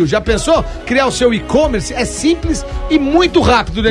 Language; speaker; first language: Portuguese; native; Portuguese